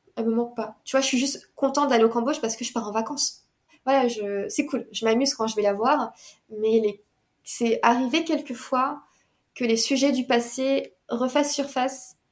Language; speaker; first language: French; early bilingual, other home language; Khmer